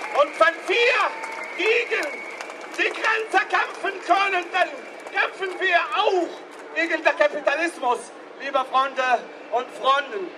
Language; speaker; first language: German; non-native, learner; Arabic